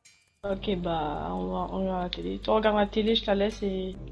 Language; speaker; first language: French; native; French